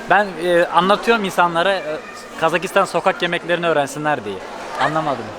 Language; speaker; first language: Turkish; native; Turkish